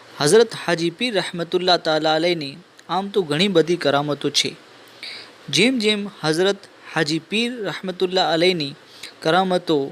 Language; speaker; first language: Gujarati; non-native, local second language; Sindhi